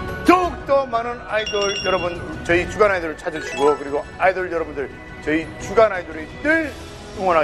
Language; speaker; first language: Korean; native; Korean